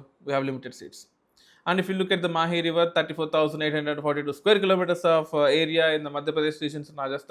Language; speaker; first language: English; non-native, local second language; Telugu